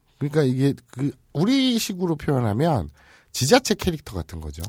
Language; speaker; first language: Korean; native; Korean